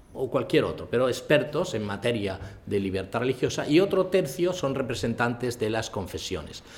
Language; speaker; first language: Spanish; native; Spanish